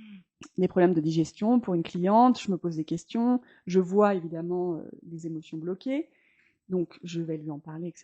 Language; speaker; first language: French; native; French